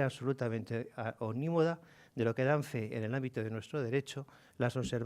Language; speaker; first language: Spanish; native; Spanish